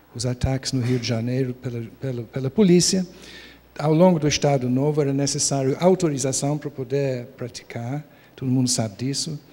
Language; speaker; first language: Portuguese; non-native, fluent; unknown